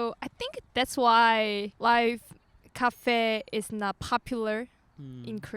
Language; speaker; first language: English; non-native, learner; Korean